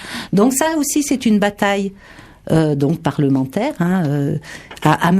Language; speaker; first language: French; native; French